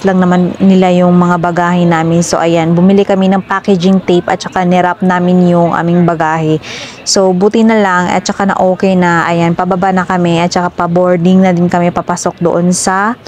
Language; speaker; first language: Filipino; non-native, local second language; Cebuano